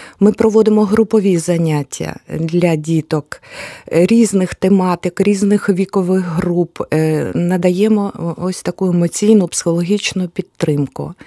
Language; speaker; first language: Ukrainian; native; Ukrainian